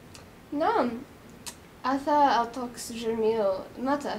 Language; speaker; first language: Arabic; non-native, learner; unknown